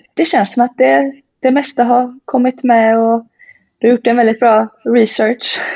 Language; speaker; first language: Swedish; native; Swedish